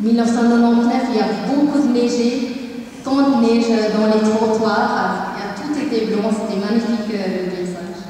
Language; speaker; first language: French; non-native, learner; Tamil